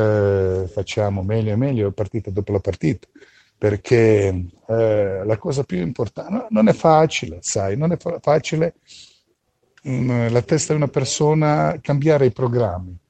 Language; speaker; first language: Italian; non-native, fluent; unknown